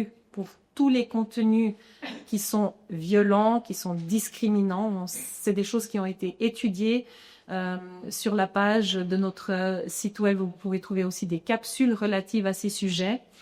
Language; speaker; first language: French; native; French